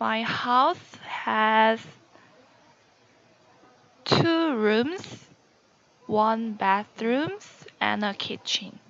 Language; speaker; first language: English; non-native, learner; Korean